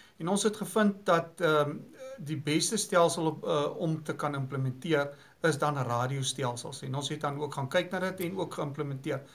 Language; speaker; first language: Afrikaans; native; Afrikaans